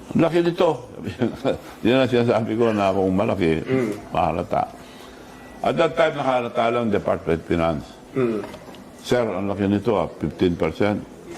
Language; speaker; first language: Filipino; non-native, local second language; Iloko